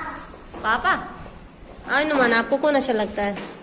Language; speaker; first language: Hindi; non-native, local second language; Kashmiri